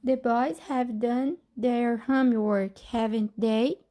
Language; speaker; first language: English; non-native, fluent; Portuguese